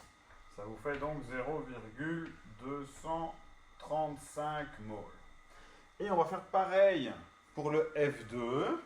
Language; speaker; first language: French; native; French